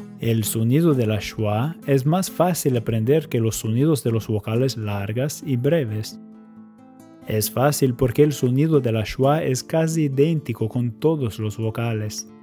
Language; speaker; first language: Spanish; non-native, fluent; English